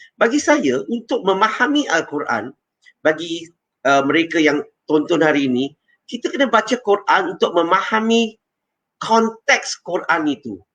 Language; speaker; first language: Malay; non-native, local second language; Chinese